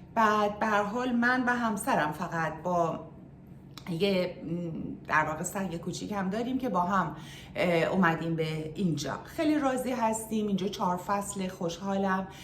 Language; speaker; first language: Persian; native; Persian